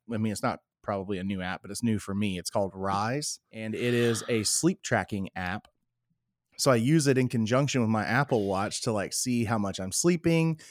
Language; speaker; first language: English; native; English